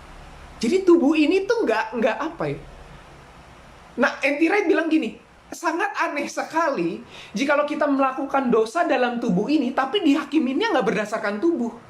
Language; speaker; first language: Indonesian; native; Indonesian